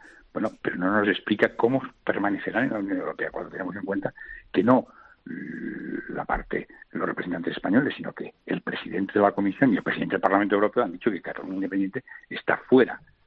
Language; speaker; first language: Spanish; non-native, local second language; Catalan